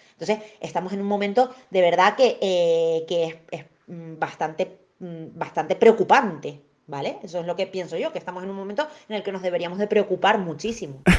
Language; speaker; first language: Spanish; native; Spanish